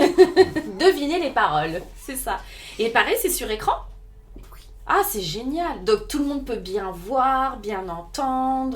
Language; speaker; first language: French; native; French